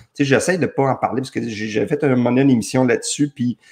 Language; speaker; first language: French; native; French